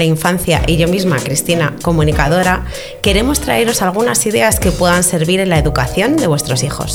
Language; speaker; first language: Spanish; native; Spanish